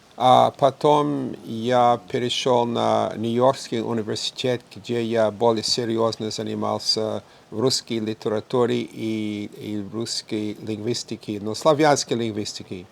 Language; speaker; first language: Russian; non-native, fluent; English